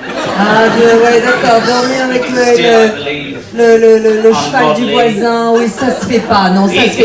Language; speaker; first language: French; native; French